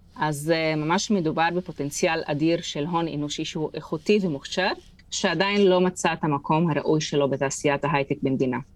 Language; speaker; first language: Hebrew; non-native, local second language; Arabic